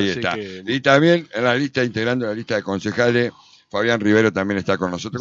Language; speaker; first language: Spanish; native; Spanish